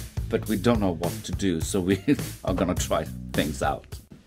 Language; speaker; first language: English; non-native, fluent; Swedish